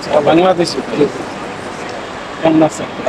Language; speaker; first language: Hindi; non-native, learner; Bangla